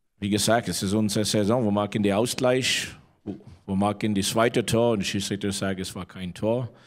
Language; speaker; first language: German; non-native, learner; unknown